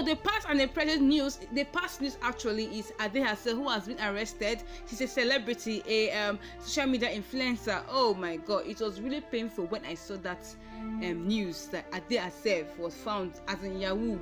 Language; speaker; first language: English; non-native, local second language; Igbo